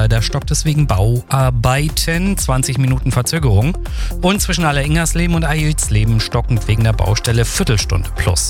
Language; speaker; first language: German; native; German